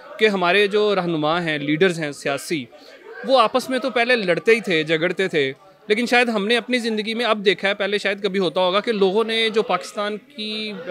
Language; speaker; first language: Urdu; non-native, local second language; Punjabi